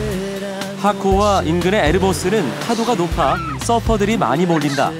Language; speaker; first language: Korean; native; Korean